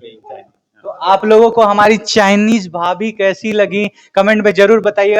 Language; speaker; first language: Hindi; native; Hindi